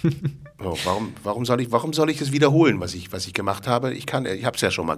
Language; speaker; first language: German; native; German